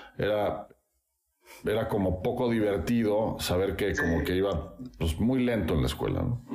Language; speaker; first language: Spanish; native; Spanish